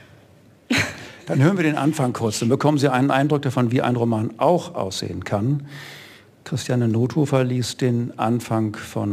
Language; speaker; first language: German; native; German